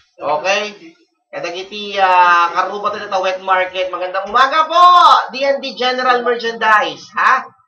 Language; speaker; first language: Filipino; non-native, local second language; Iloko